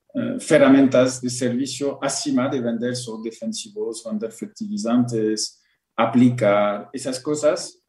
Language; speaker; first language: Portuguese; non-native, learner; French